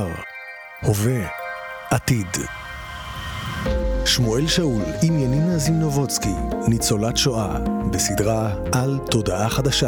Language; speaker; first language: Hebrew; native; Hebrew